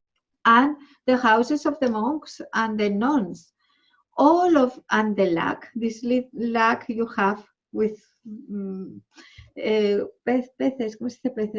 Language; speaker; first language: English; non-native, learner; Spanish